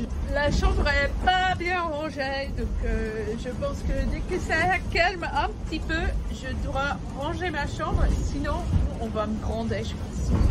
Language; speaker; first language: French; non-native, fluent; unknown